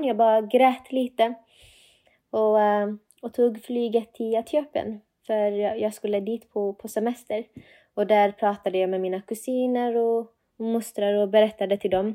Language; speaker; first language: Swedish; non-native, fluent; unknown